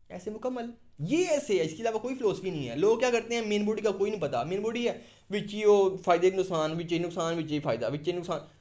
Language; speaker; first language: Urdu; non-native, local second language; Punjabi